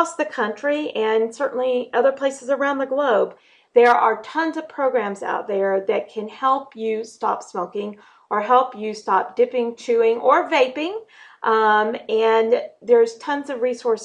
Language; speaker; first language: English; native; English